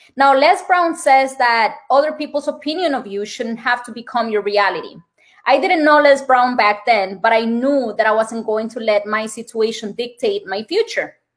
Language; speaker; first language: English; non-native, fluent; Spanish